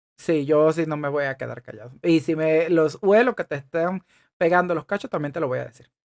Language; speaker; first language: Spanish; native; Spanish